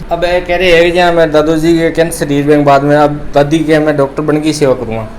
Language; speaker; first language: Hindi; native; Hindi